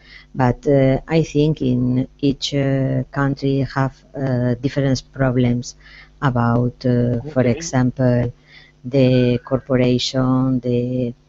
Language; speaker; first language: English; non-native, learner; Spanish